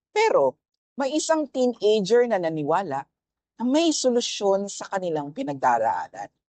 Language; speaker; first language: Filipino; native; Filipino